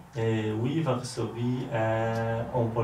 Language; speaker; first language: French; non-native, learner; Polish